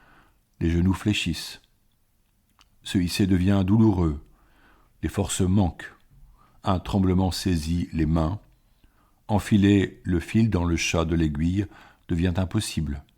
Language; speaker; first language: French; native; French